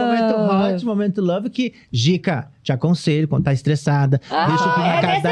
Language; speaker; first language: Portuguese; native; Portuguese